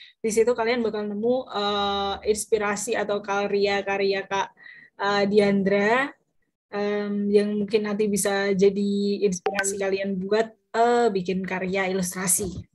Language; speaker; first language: Indonesian; native; Indonesian